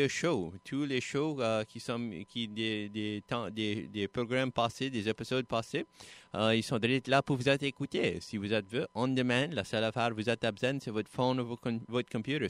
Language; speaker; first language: French; native; French